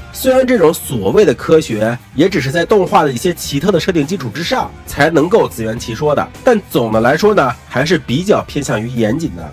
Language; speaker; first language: Chinese; native; Chinese